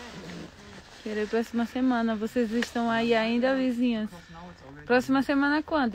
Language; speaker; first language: Portuguese; native; Portuguese